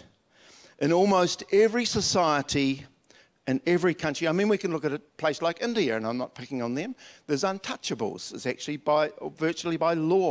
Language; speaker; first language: English; native; English